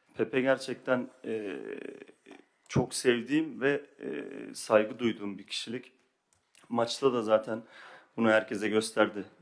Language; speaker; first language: Turkish; early bilingual, heritage; Turkish